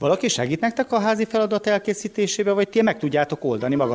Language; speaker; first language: Hungarian; native; Hungarian